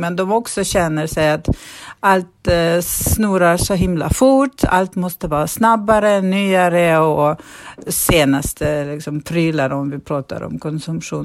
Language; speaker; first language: Swedish; non-native, fluent; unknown